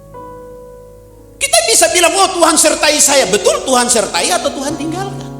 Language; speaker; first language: Indonesian; native; Indonesian